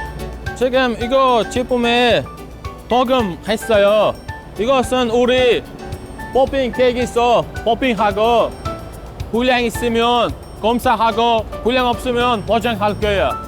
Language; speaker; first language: Korean; non-native, learner; Uzbek